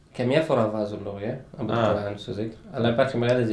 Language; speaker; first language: Greek; non-native, learner; Arabic